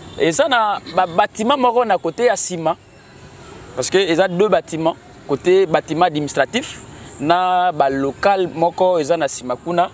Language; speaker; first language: Lingala; native; Lingala